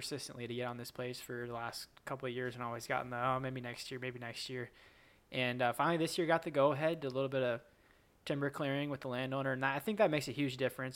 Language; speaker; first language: English; native; English